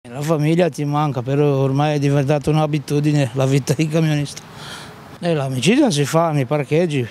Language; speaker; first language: Italian; non-native, fluent; Romanian